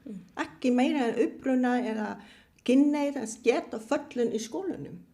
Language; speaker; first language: Icelandic; non-native, fluent; Vietnamese